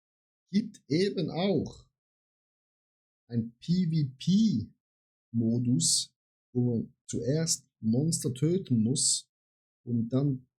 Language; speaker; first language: German; native; German